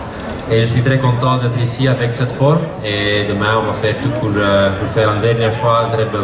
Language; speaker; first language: French; non-native, local second language; Dutch